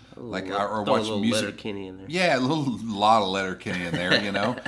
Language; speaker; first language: English; native; English